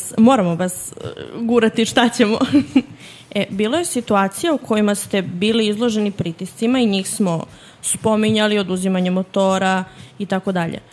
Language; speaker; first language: Serbian; native; Serbian